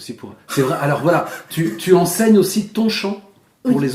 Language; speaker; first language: French; native; French